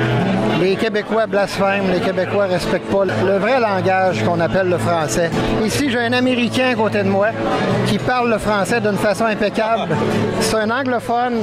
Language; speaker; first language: French; native; French